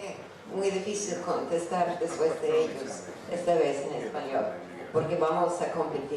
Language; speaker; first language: Spanish; non-native, fluent; English